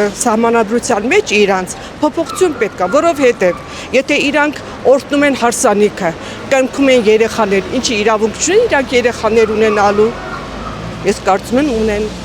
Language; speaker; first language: Armenian; native; Armenian